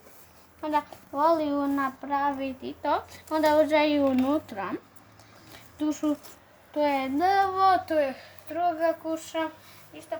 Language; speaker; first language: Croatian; early bilingual, heritage; Croatian